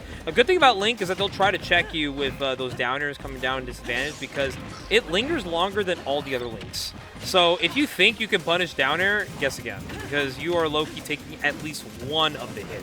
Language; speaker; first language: English; native; English